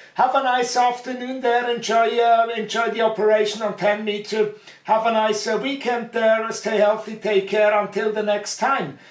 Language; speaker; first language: English; non-native, fluent; German